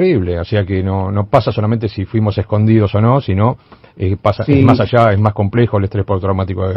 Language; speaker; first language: Spanish; native; Spanish